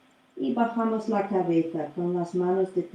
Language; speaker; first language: Spanish; non-native, fluent; English